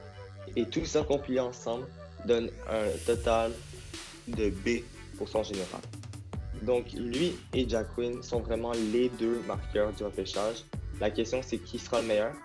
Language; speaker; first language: French; native; French